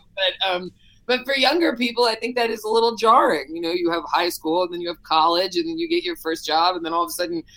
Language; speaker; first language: English; native; English